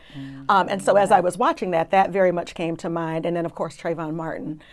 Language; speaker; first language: English; native; English